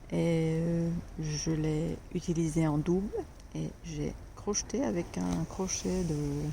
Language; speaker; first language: French; non-native, fluent; Finnish